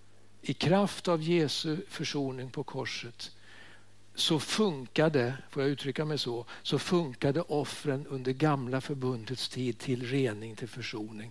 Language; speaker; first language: Swedish; native; Swedish